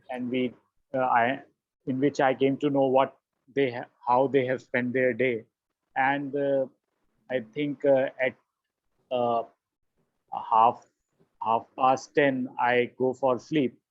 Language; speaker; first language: English; non-native, learner; Hindi